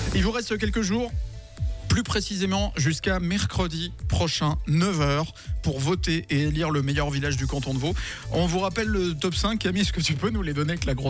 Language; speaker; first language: French; native; French